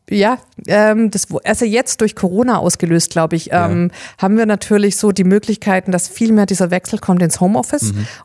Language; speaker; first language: German; native; German